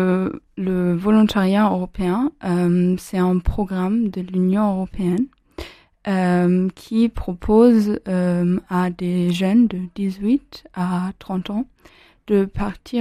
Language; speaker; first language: French; non-native, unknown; German